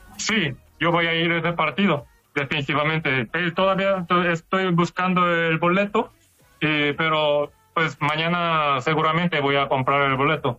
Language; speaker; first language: Spanish; non-native, fluent; Korean